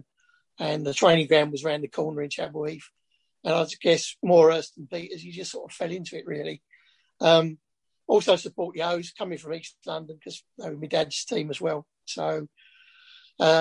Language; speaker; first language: English; native; English